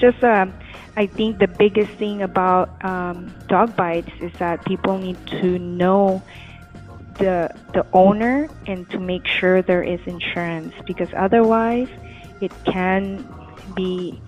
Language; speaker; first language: English; non-native, local second language; Filipino